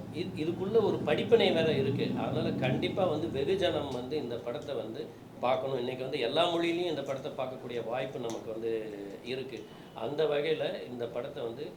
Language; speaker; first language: Tamil; native; Tamil